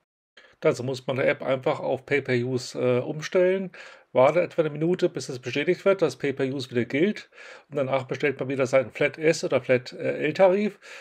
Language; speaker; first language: German; native; German